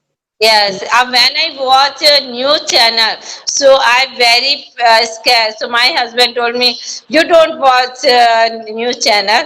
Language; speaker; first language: English; non-native, learner; Hindi